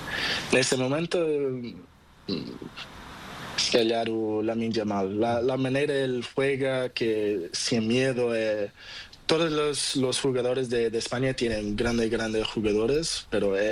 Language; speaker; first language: Spanish; non-native, learner; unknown